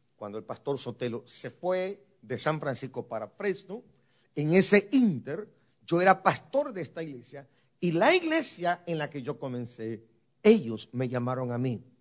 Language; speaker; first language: Spanish; native; Spanish